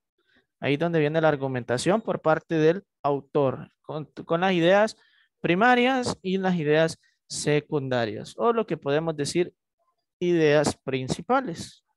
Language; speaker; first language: Spanish; native; Spanish